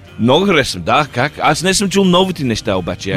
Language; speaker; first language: Bulgarian; non-native, learner; English